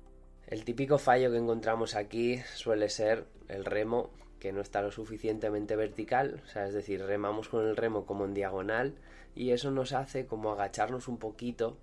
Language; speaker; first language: Spanish; native; Spanish